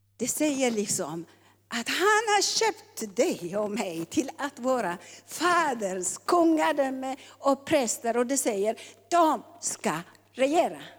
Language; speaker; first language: Swedish; non-native, fluent; Tigrinya